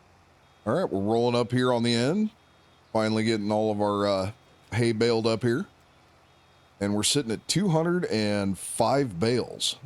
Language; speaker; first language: English; native; English